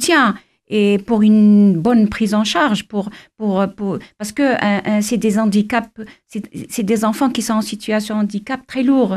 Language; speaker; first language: French; non-native, local second language; Kabyle